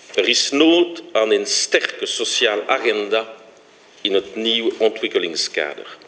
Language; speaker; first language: Dutch; non-native, local second language; French